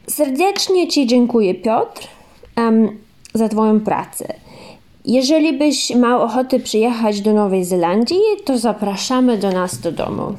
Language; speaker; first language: Polish; early bilingual, heritage; Ukrainian